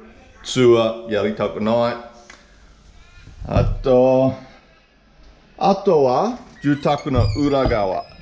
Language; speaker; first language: Japanese; non-native, learner; English